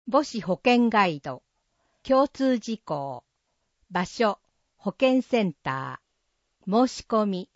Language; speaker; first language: Japanese; native; Japanese